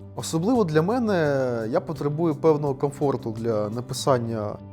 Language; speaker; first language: Ukrainian; native; Ukrainian